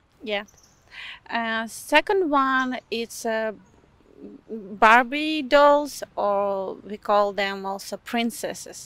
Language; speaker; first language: English; non-native, fluent; Ukrainian